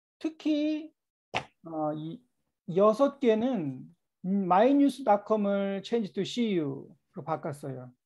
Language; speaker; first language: Korean; native; Korean